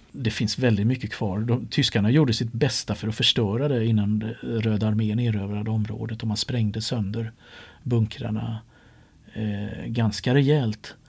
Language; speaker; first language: Swedish; native; Swedish